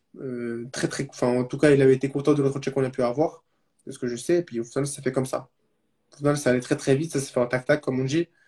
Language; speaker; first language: French; early bilingual, other home language; Arabic